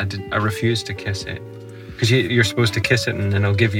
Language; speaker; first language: English; native; English